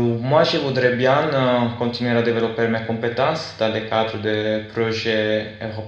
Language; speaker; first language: French; non-native, fluent; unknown